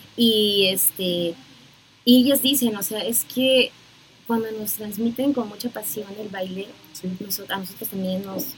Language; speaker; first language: Spanish; native; Spanish